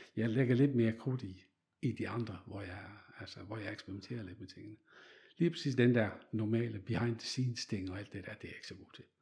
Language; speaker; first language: Danish; non-native, fluent; Dutch